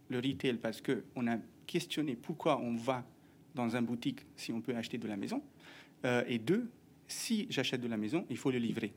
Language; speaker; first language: French; non-native, fluent; Hungarian